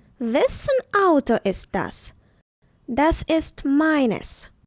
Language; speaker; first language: German; non-native, fluent; Ukrainian